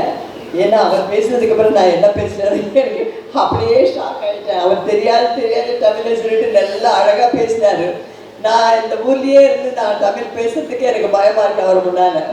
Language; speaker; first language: Tamil; non-native, local second language; Telugu